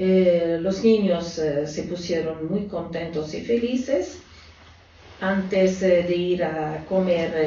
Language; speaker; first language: Spanish; non-native, fluent; Arabic